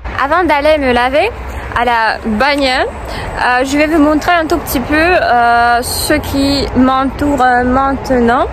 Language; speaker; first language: French; non-native, fluent; Russian